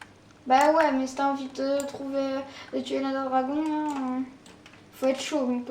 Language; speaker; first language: French; native; French